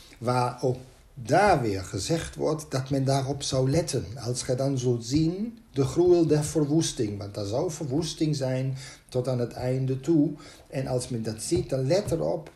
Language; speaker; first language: Dutch; native; Dutch